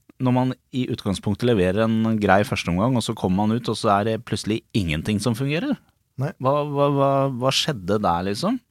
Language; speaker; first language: Norwegian; native; Norwegian